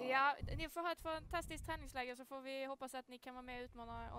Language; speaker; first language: Swedish; native; Swedish